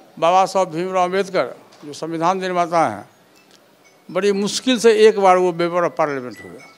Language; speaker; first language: Hindi; native; Hindi